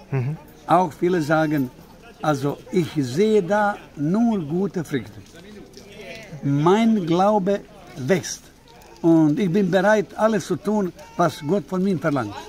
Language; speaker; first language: German; non-native, fluent; Croatian